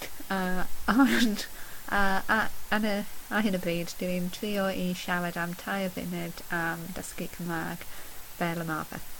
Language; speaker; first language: Welsh; non-native, learner; English